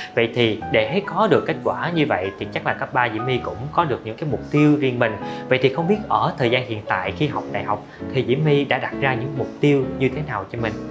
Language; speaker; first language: Vietnamese; native; Vietnamese